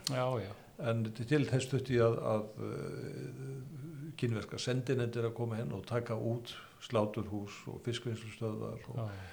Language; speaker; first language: Icelandic; native; Icelandic